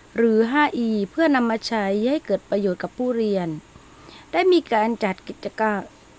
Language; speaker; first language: Thai; non-native, local second language; Malay